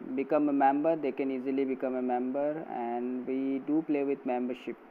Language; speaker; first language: English; non-native, local second language; Bangla